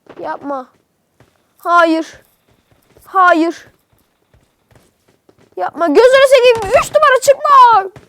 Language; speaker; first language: Turkish; native; Turkish